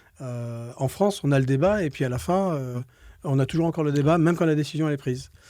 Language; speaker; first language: French; native; French